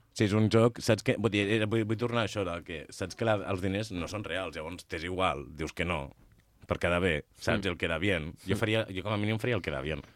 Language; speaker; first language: Catalan; native; Catalan